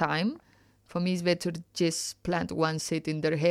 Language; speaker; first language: English; non-native, fluent; Spanish